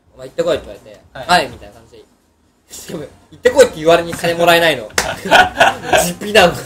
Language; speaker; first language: Japanese; native; Japanese